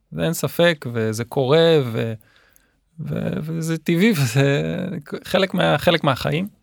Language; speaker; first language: Hebrew; native; Hebrew